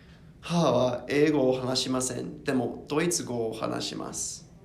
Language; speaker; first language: Japanese; non-native, learner; English